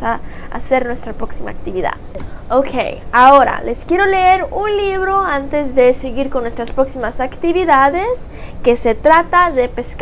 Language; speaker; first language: Spanish; early bilingual, heritage; Spanish